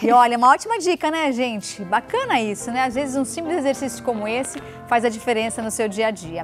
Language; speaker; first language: Portuguese; native; Portuguese